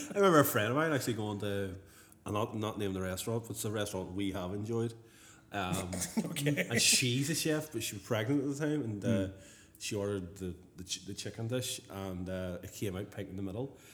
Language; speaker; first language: English; native; English